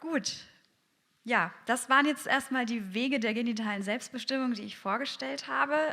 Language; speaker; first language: German; native; German